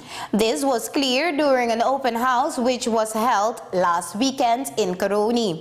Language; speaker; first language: English; non-native, fluent; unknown